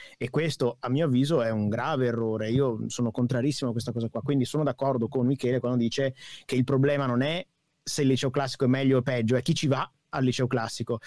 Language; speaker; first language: Italian; native; Italian